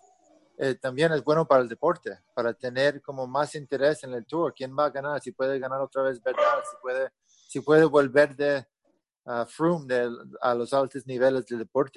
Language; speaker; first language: Spanish; early bilingual, heritage; Spanish